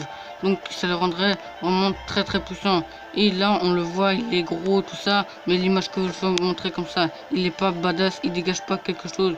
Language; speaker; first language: French; native; French